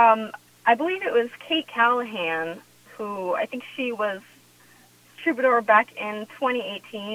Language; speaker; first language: English; native; English